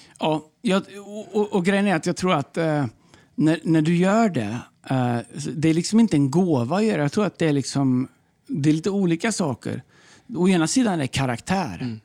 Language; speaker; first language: Swedish; native; Swedish